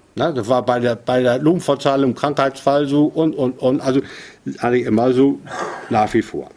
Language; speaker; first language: German; native; German